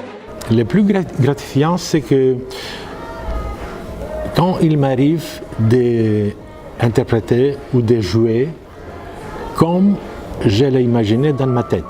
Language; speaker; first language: French; non-native, fluent; Greek